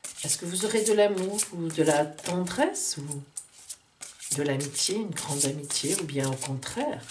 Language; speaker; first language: French; native; French